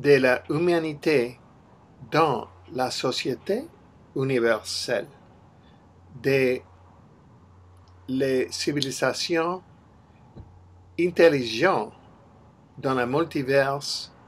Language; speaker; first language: French; non-native, learner; English